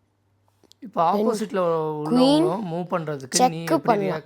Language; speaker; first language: Tamil; native; Tamil